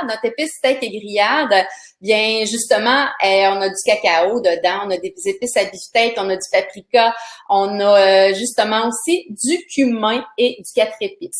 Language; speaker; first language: French; native; French